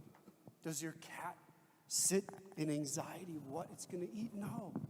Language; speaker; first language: English; native; English